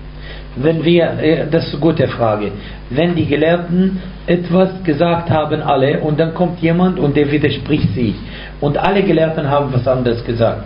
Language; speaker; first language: German; non-native, fluent; Arabic